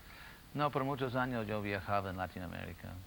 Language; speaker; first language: Spanish; non-native, fluent; English